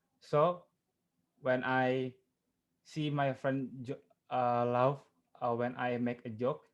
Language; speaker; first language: English; non-native, learner; Indonesian